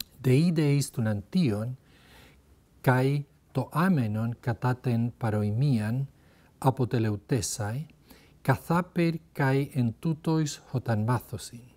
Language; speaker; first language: Greek; non-native, fluent; Spanish